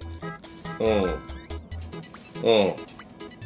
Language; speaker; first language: Chinese; non-native, learner; Japanese